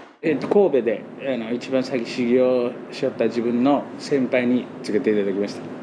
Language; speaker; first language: Japanese; native; Japanese